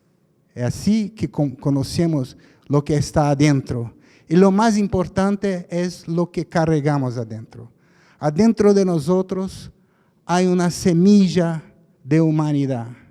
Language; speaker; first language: Spanish; non-native, fluent; Portuguese